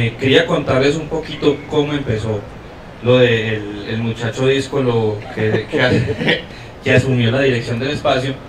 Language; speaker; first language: Spanish; native; Spanish